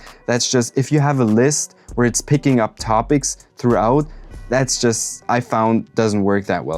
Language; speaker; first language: English; non-native, fluent; German